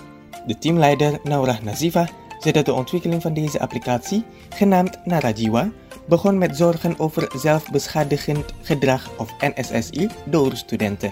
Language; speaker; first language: Dutch; non-native, fluent; Indonesian